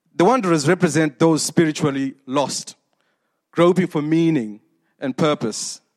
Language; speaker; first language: English; non-native, local second language; Shona